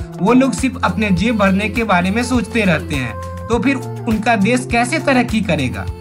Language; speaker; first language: Hindi; native; Hindi